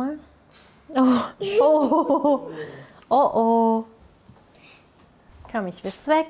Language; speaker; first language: German; native; German